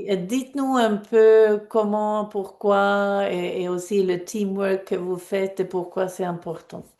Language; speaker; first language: French; non-native, fluent; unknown